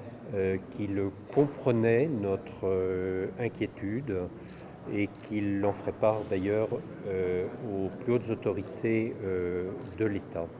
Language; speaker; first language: French; native; French